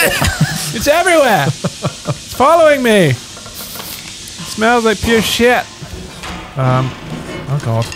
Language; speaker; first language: English; native; English